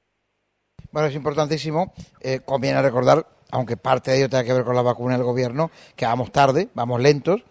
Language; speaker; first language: Spanish; native; Spanish